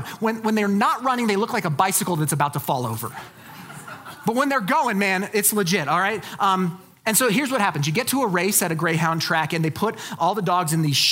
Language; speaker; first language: English; native; English